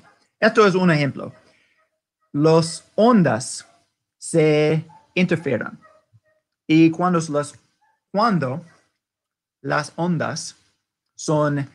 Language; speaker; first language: Spanish; non-native, learner; English